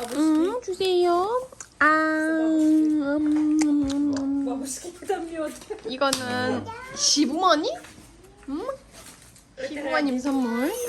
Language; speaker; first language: Korean; non-native, fluent; Russian